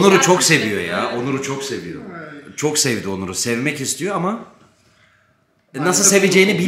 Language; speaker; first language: Turkish; native; Turkish